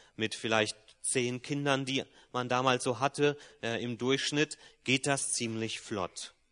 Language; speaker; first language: German; early bilingual, other home language; Polish